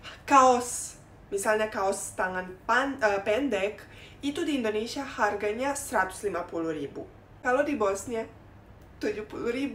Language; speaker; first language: Indonesian; non-native, fluent; Bosnian